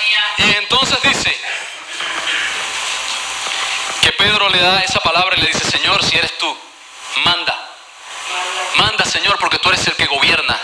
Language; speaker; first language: Spanish; native; Spanish